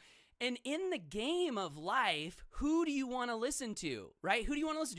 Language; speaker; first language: English; native; English